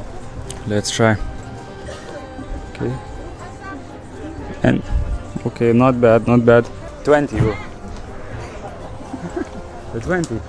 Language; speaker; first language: English; non-native, learner; Lithuanian